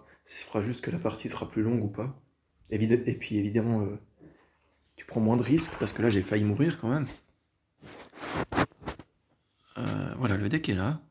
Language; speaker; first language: French; native; French